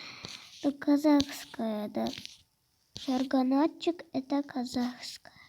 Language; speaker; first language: Russian; non-native, local second language; Kazakh